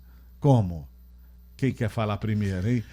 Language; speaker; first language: Portuguese; native; Portuguese